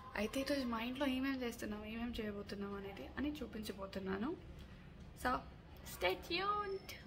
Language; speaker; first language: Telugu; non-native, local second language; Marathi